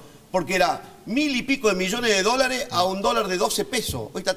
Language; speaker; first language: Spanish; native; Spanish